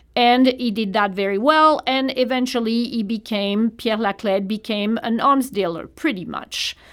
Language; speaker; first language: English; non-native, fluent; French